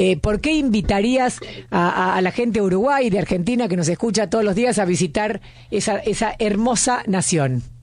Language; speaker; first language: Spanish; native; Spanish